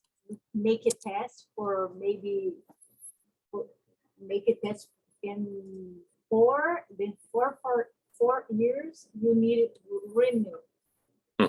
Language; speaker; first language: English; non-native, learner; Portuguese